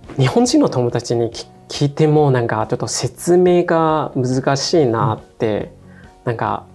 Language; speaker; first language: Japanese; non-native, fluent; Chinese